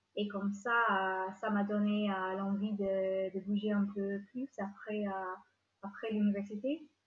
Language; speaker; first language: French; non-native, fluent; English